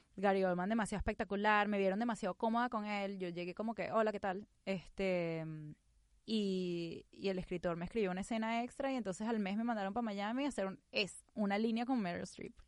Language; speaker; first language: Spanish; native; Spanish